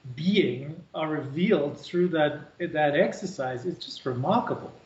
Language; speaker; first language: English; native; English